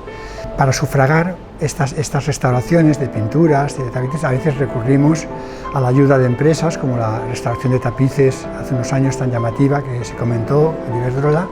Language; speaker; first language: Spanish; native; Spanish